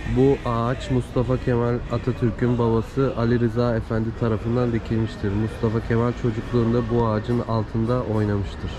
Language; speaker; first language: Turkish; native; Turkish